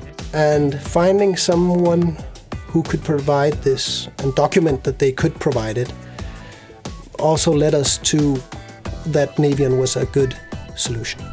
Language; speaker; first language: English; non-native, fluent; Danish